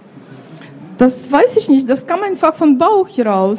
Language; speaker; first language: German; non-native, fluent; Russian